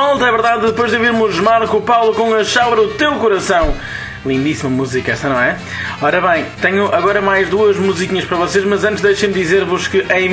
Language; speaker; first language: Portuguese; native; Portuguese